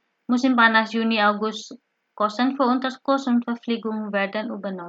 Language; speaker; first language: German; non-native, learner; Indonesian